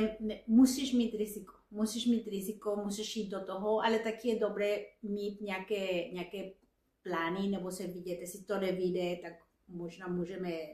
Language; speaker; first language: Czech; non-native, fluent; Spanish